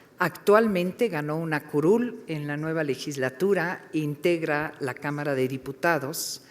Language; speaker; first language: Spanish; native; Spanish